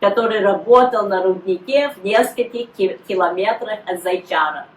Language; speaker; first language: Russian; early bilingual, heritage; Russian